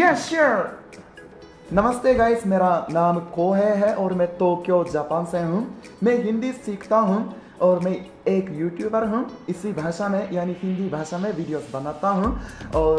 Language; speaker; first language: Hindi; non-native, fluent; Japanese